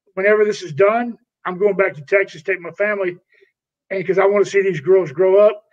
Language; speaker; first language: English; native; English